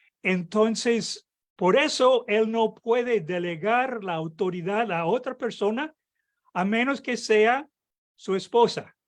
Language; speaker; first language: Spanish; non-native, fluent; English